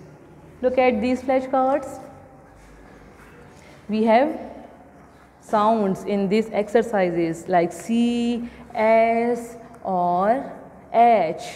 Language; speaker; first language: English; non-native, local second language; Urdu